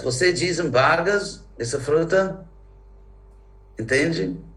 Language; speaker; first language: Portuguese; non-native, fluent; English